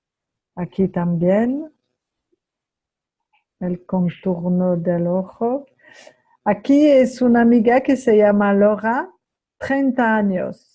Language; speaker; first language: Spanish; non-native, fluent; French